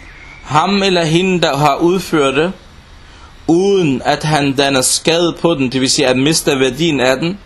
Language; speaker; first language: Danish; non-native, local second language; Arabic